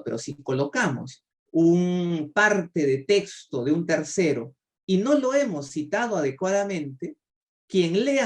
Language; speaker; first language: Spanish; native; Spanish